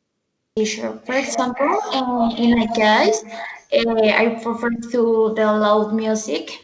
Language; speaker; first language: English; non-native, learner; Spanish